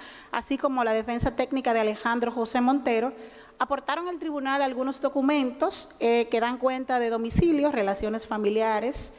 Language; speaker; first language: Spanish; native; Spanish